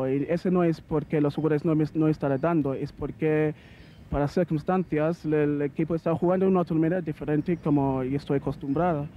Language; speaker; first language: Spanish; non-native, learner; English